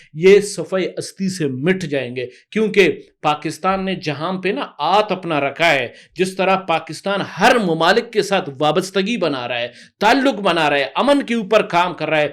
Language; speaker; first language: Urdu; non-native, local second language; Baluchi